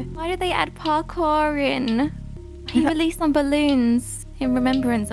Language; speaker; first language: English; native; English